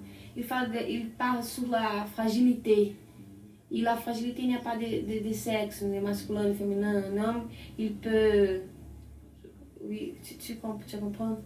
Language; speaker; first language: French; non-native, learner; Portuguese